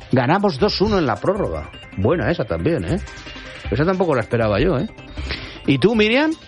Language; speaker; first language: Spanish; native; Spanish